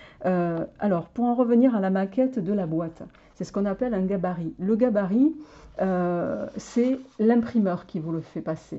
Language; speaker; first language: French; native; French